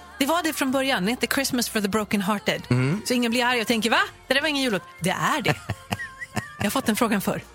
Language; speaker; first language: Swedish; native; Swedish